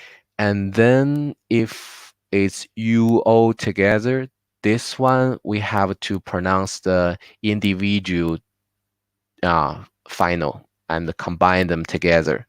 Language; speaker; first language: English; non-native, fluent; Chinese